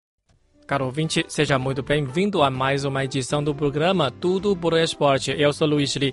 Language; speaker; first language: Portuguese; non-native, fluent; Chinese